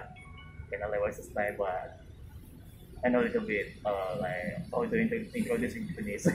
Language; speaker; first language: English; non-native, learner; Indonesian